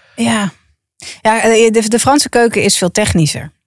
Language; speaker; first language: Dutch; native; Dutch